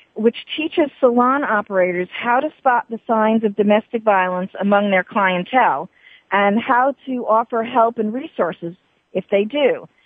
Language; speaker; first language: English; native; English